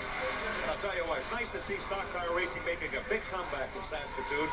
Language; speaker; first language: English; native; English